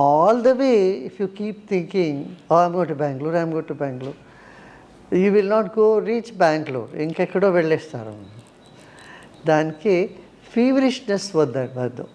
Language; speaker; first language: Telugu; non-native, local second language; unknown